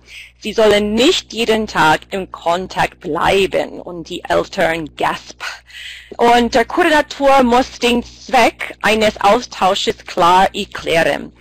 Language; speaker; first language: German; non-native, fluent; English